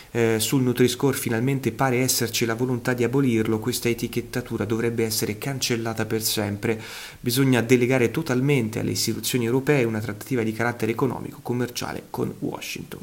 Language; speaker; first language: Italian; native; Italian